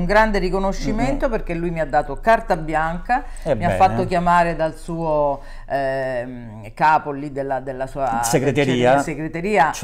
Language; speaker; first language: Italian; native; Italian